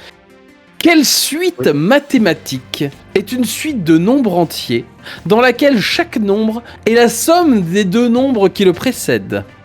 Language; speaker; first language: French; native; French